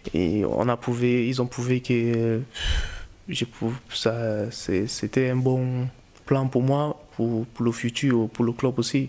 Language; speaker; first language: French; non-native, local second language; English